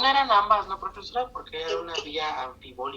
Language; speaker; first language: Spanish; native; Spanish